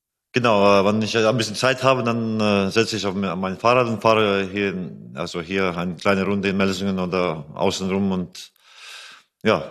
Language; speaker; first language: German; non-native, fluent; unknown